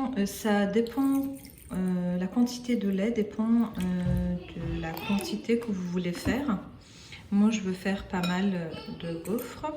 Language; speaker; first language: French; non-native, fluent; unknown